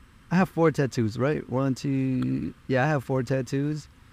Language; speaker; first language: English; early bilingual, other home language; Spanish